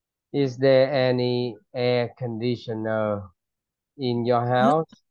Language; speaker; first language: English; non-native, fluent; Vietnamese